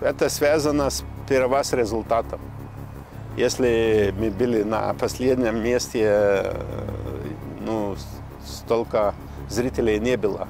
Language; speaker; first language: Russian; non-native, fluent; Lithuanian